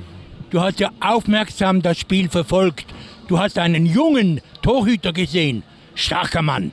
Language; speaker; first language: German; native; German